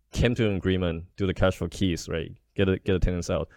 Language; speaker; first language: English; non-native, fluent; Chinese